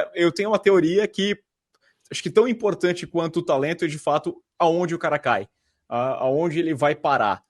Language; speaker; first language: Portuguese; native; Portuguese